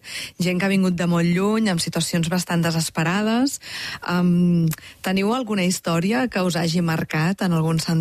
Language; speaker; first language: Catalan; native; Catalan